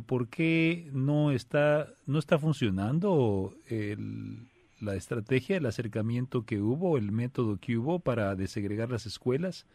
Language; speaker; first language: Spanish; native; Spanish